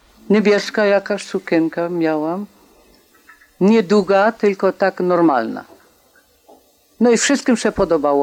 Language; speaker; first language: Polish; non-native, local second language; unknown